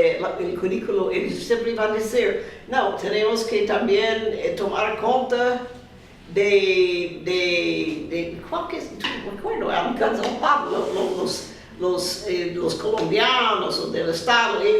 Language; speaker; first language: Spanish; non-native, fluent; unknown